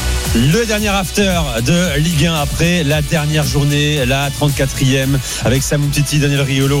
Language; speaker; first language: French; native; French